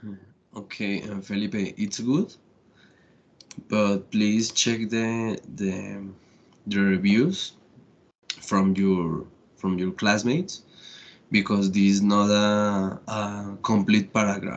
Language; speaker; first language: English; non-native, fluent; Spanish